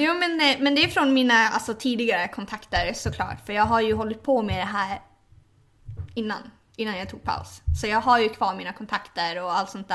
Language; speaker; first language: Swedish; early bilingual, other home language; Thai